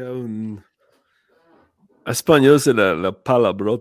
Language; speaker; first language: French; non-native, learner; English